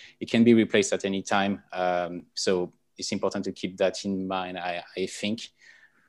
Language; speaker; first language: English; non-native, fluent; French